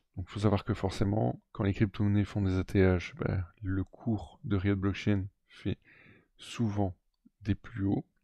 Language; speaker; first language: French; native; French